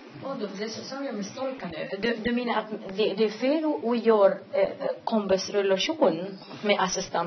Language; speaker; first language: Swedish; non-native, learner; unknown